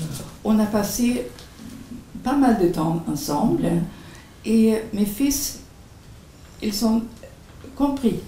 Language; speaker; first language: French; non-native, fluent; Swedish